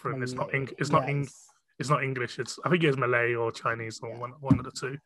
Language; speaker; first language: English; non-native, local second language; Cantonese